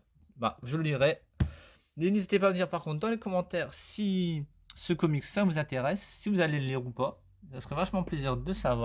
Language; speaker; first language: French; native; French